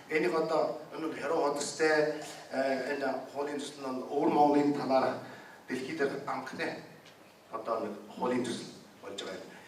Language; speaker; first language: Mongolian; native; Mongolian